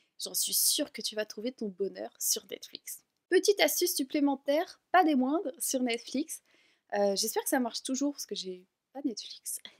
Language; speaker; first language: French; native; French